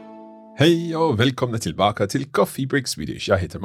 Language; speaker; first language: Swedish; non-native, learner; English